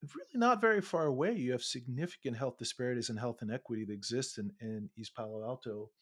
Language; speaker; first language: English; native; English